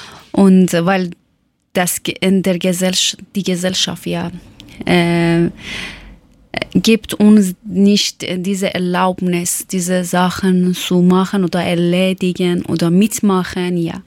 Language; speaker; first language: German; non-native, learner; Persian